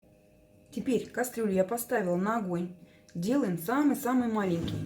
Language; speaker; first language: Russian; native; Russian